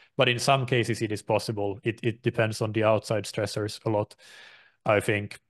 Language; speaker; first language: English; non-native, fluent; Finnish